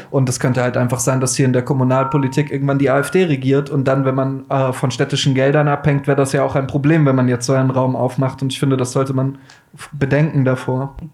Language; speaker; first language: German; native; German